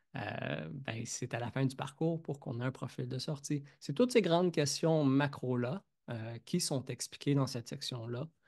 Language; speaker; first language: French; native; French